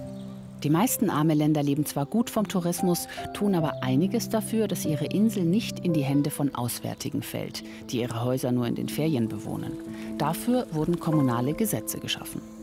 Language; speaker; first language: German; native; German